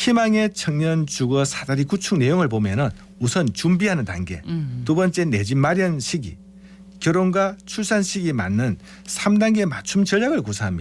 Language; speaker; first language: Korean; native; Korean